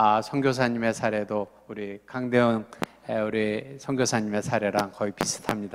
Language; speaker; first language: Korean; native; Korean